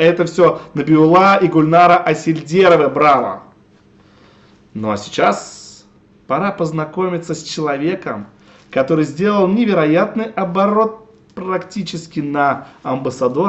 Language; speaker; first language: Russian; native; Russian